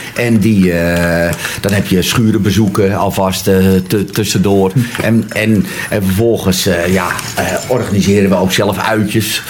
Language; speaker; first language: Dutch; native; Dutch